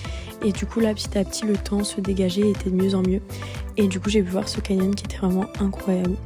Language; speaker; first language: French; native; French